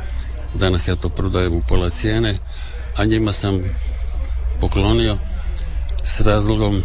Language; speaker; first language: Serbian; native; Serbian